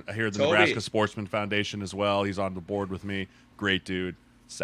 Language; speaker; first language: English; native; English